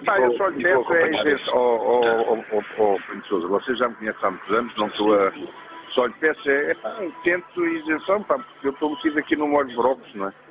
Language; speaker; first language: Portuguese; native; Portuguese